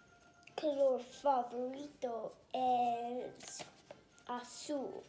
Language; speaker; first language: Spanish; non-native, learner; English